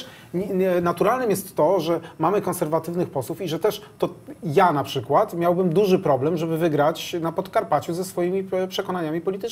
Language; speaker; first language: Polish; native; Polish